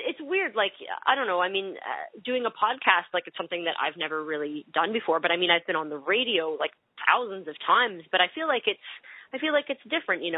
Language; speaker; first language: English; native; English